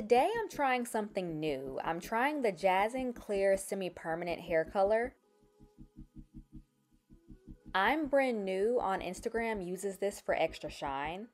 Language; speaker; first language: English; native; English